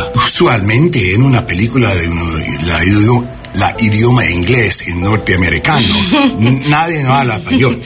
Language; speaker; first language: Spanish; non-native, learner; English